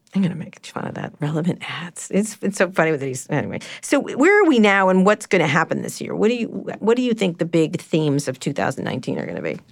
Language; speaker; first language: English; native; English